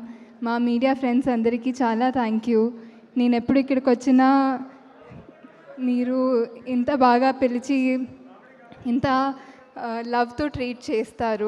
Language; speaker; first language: Telugu; non-native, fluent; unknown